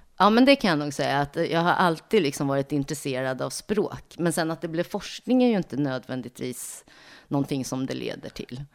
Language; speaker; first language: Swedish; native; Swedish